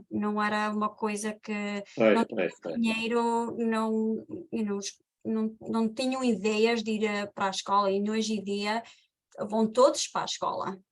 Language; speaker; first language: Portuguese; early bilingual, heritage; Portuguese